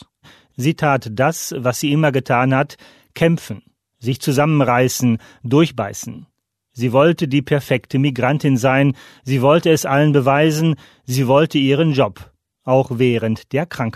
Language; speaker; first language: German; native; German